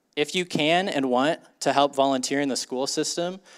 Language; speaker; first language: English; native; English